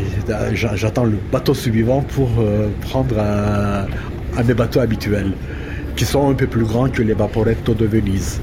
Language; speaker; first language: French; non-native, fluent; Turkish